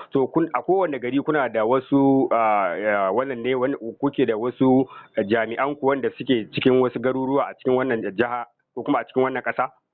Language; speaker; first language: Hausa; native; Hausa